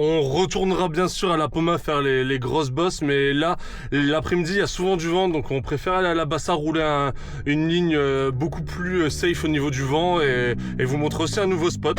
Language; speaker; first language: French; native; French